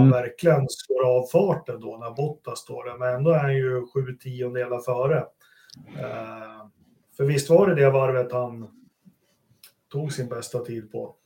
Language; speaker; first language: Swedish; native; Swedish